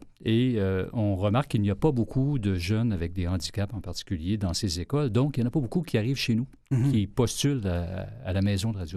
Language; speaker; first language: French; native; French